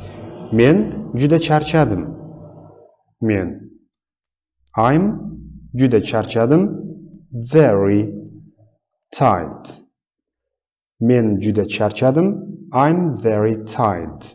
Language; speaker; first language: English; non-native, fluent; Uzbek